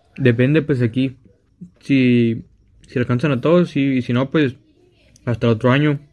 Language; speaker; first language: Spanish; native; Spanish